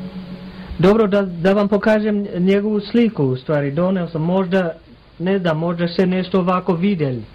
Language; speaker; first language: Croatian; non-native, fluent; English